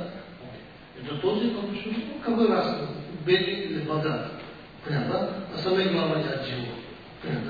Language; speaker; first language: Russian; non-native, learner; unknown